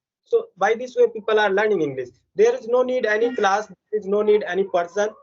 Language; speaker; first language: English; non-native, local second language; Hindi